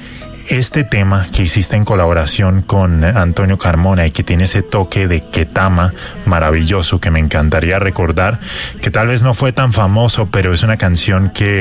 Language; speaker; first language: Spanish; native; Spanish